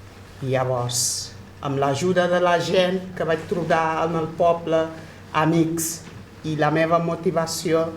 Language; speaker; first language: Catalan; non-native, fluent; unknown